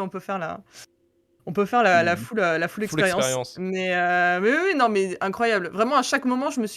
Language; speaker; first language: French; native; French